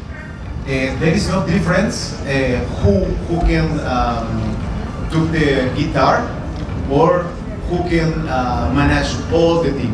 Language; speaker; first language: English; non-native, learner; Spanish